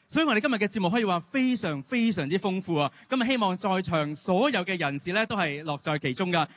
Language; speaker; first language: Cantonese; native; Cantonese